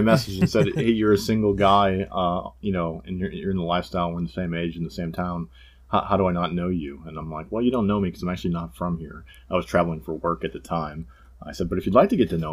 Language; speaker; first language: English; native; English